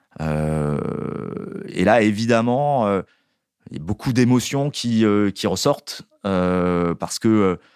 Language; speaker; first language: French; native; French